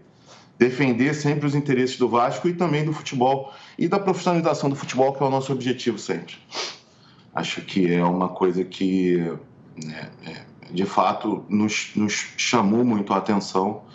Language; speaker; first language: Portuguese; native; Portuguese